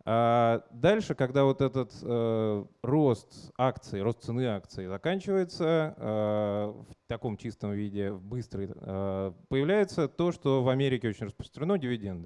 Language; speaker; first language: Russian; native; Russian